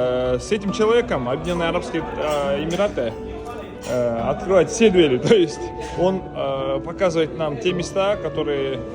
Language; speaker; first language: Russian; non-native, local second language; Kyrgyz